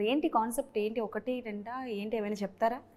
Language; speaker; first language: Telugu; native; Telugu